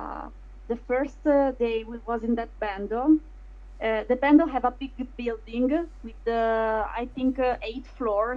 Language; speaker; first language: English; non-native, fluent; Italian